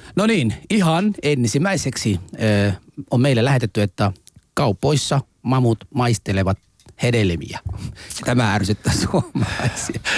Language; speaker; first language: Finnish; non-native, fluent; Somali